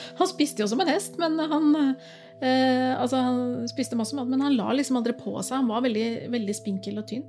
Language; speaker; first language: Norwegian; native; Norwegian